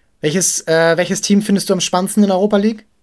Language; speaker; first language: German; native; German